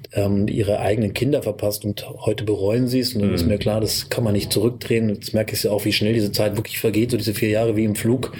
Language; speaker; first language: German; native; German